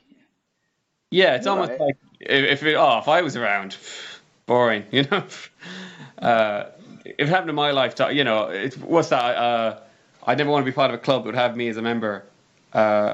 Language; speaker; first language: English; native; English